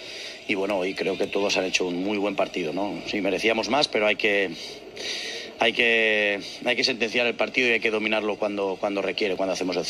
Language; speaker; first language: Spanish; native; Spanish